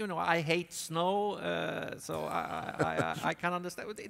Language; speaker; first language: English; non-native, fluent; Swedish